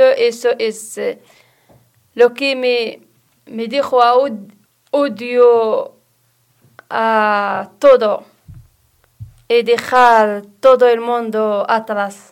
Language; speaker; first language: Spanish; non-native, learner; Arabic